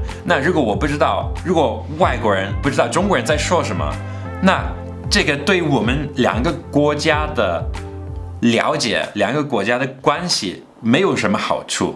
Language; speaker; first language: Chinese; non-native, fluent; English